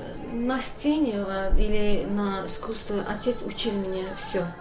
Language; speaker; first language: Russian; non-native, learner; Azerbaijani